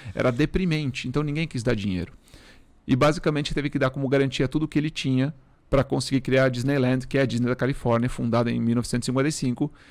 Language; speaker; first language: Portuguese; early bilingual, other home language; Spanish